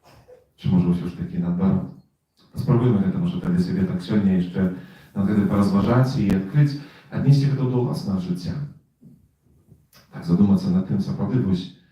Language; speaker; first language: Polish; non-native, learner; Russian